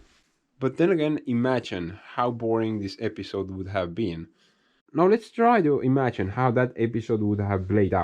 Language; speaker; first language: English; non-native, fluent; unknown